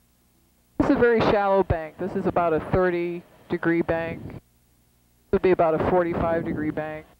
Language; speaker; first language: English; native; English